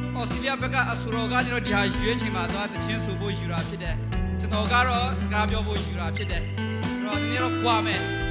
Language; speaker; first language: Burmese; non-native, local second language; Hakha Chin